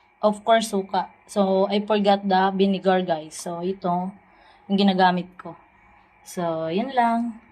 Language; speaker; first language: Filipino; non-native, local second language; Cebuano